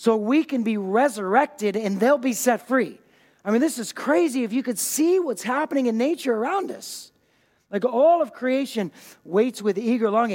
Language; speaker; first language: English; native; English